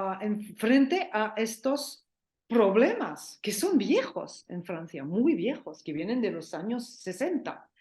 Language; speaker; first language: Spanish; non-native, fluent; French